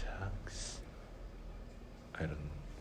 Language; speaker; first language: English; non-native, learner; Japanese